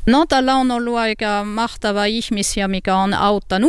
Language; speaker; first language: Finnish; non-native, learner; French